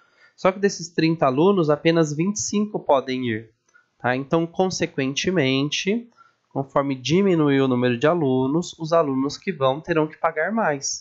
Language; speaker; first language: Portuguese; native; Portuguese